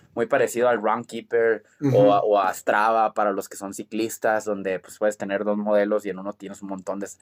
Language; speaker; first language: Spanish; native; Spanish